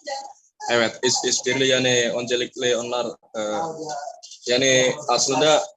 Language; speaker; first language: Turkish; non-native, learner; Indonesian